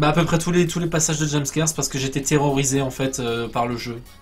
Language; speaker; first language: French; native; French